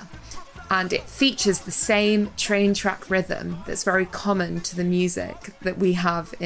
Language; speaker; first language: English; native; English